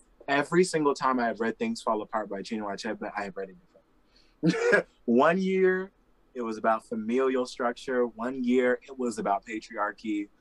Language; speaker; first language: English; native; English